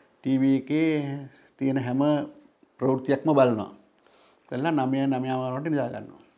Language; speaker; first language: Sinhala; non-native, local second language; Tamil